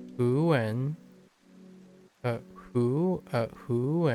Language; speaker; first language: Chinese; non-native, learner; English